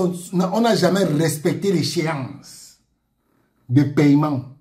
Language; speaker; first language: French; native; French